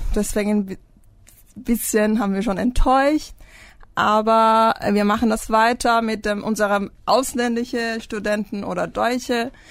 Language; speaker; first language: German; non-native, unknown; Persian